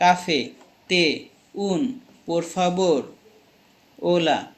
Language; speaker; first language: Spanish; non-native, learner; Bangla